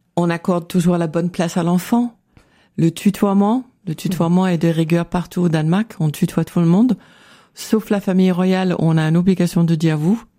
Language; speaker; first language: French; non-native, fluent; Danish